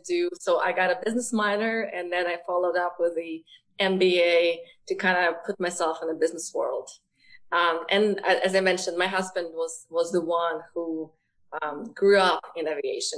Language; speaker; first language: English; non-native, fluent; Ukrainian